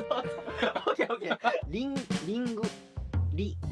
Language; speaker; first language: Japanese; native; Japanese